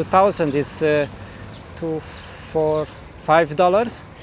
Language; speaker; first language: English; non-native, learner; Romanian